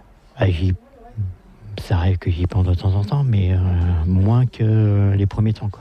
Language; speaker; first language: French; native; French